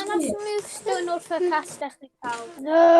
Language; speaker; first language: Welsh; non-native, local second language; English